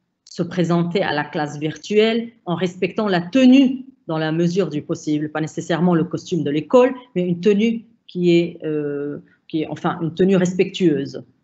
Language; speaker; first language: French; non-native, local second language; Arabic